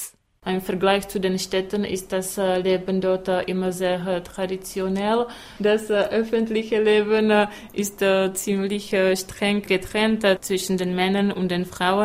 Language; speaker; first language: German; non-native, fluent; Czech